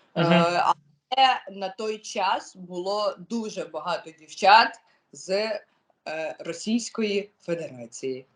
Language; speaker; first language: Ukrainian; non-native, local second language; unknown